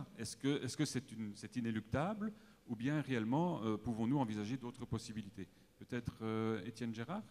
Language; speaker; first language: French; native; French